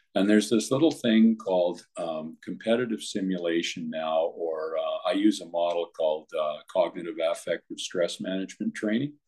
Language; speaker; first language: English; native; English